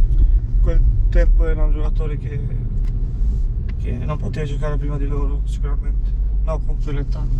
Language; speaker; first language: Italian; non-native, fluent; Albanian